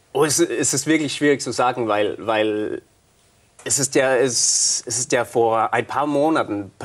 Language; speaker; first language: German; non-native, fluent; Danish